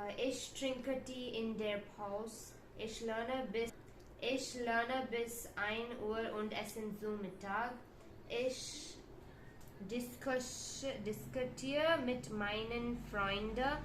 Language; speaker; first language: German; non-native, learner; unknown